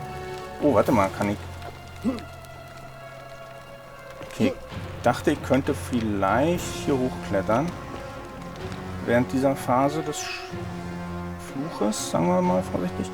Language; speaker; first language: German; native; German